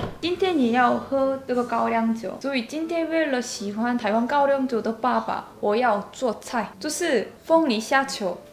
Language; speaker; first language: Chinese; non-native, fluent; Korean